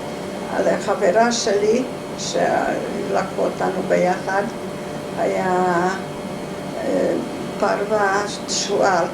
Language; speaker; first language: Hebrew; non-native, fluent; Hungarian